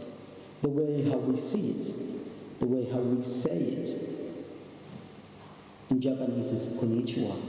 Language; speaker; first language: English; non-native, learner; Arabic